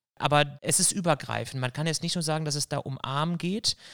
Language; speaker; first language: German; native; German